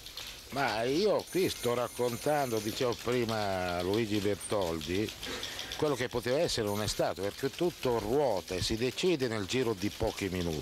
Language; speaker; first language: Italian; native; Italian